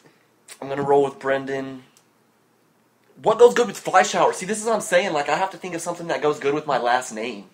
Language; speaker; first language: English; native; English